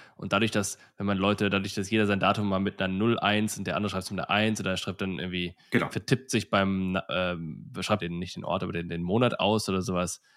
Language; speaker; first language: German; native; German